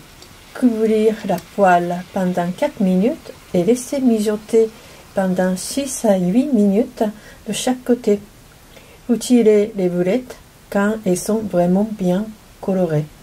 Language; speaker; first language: French; non-native, fluent; Japanese